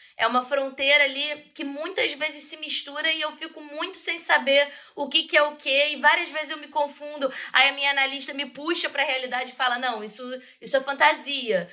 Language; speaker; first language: Portuguese; native; Portuguese